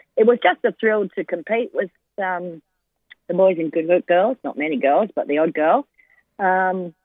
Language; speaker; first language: English; native; English